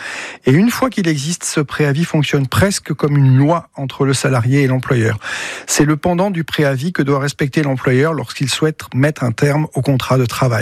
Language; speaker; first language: French; native; French